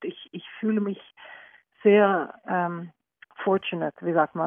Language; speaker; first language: German; non-native, learner; Norwegian